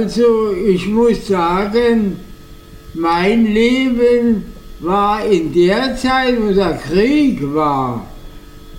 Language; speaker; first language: German; non-native, local second language; Swiss German